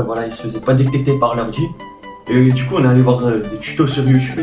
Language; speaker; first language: French; native; French